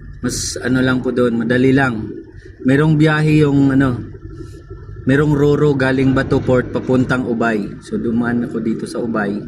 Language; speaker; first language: Filipino; non-native, local second language; Cebuano